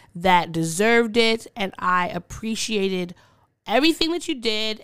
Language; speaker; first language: English; early bilingual, other home language; Yoruba